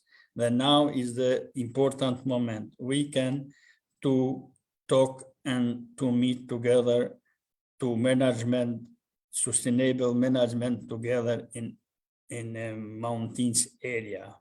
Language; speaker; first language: English; non-native, learner; Albanian